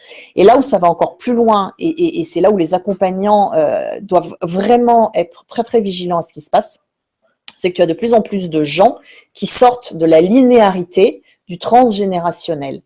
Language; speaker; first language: French; native; French